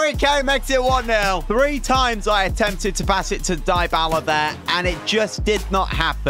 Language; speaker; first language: English; native; English